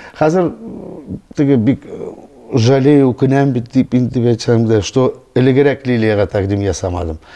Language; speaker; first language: Tatar; non-native, local second language; Russian